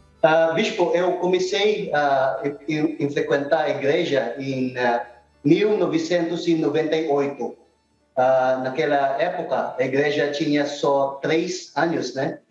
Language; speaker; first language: Portuguese; non-native, learner; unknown